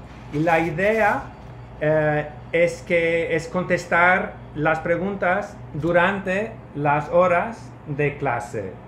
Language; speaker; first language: Spanish; non-native, fluent; English